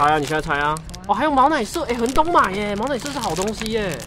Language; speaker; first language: Chinese; native; Chinese